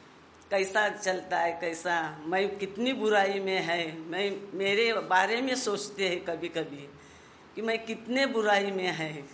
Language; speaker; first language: Hindi; non-native, local second language; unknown